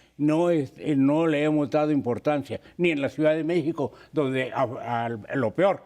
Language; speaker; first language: Spanish; native; Spanish